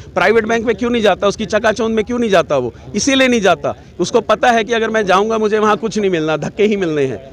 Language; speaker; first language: Hindi; native; Hindi